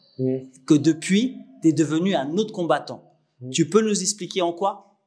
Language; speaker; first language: French; native; French